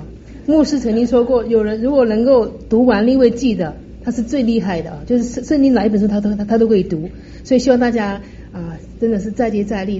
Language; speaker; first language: Chinese; native; Chinese